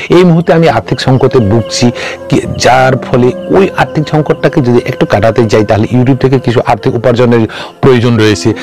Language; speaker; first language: Bangla; non-native, local second language; Kok Borok